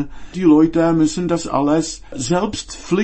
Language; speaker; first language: German; non-native, fluent; Czech